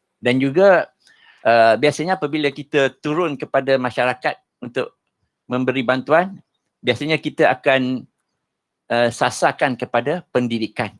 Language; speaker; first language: Malay; native; Malay